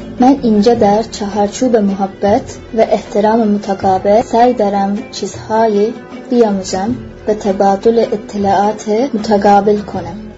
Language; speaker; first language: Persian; non-native, fluent; Turkish